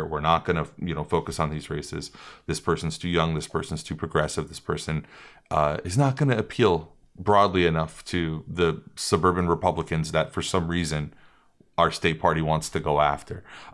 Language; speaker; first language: English; native; English